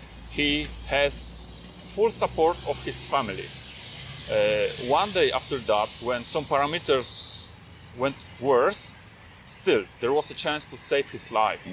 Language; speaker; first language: English; non-native, fluent; Polish